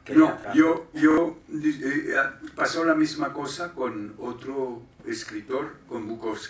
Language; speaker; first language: Spanish; non-native, fluent; French